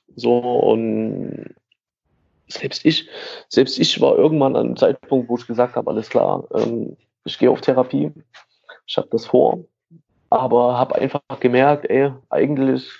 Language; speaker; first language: German; native; German